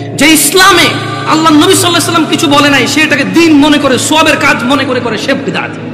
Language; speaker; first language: Bangla; early bilingual, heritage; Bangla